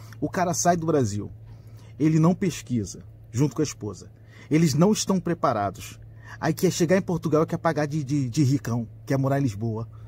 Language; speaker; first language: Portuguese; native; Portuguese